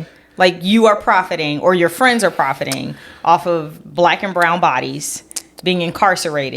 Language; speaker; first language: English; native; English